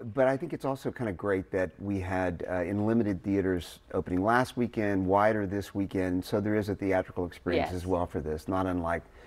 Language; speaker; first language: English; native; English